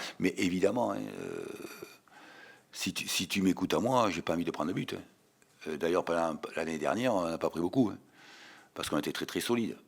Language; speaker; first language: French; native; French